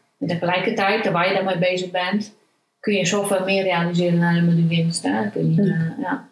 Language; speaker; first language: Dutch; non-native, fluent; Romanian